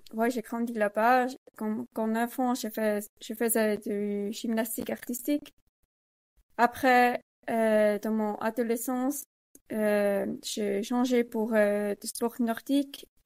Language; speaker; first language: French; non-native, learner; Swiss German